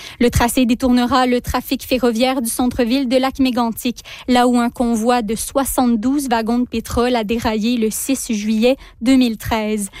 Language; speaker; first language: French; native; French